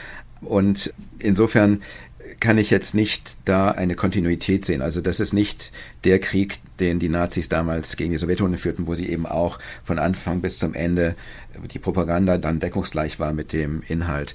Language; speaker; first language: German; native; German